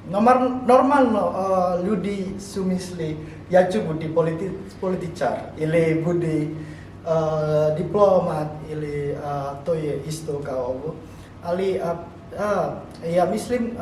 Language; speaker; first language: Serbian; non-native, learner; Indonesian